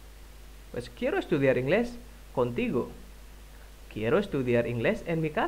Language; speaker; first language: Spanish; non-native, fluent; Indonesian